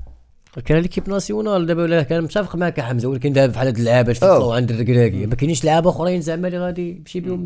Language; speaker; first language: Arabic; native; Arabic